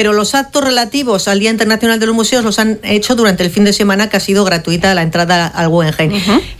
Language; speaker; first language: Spanish; native; Spanish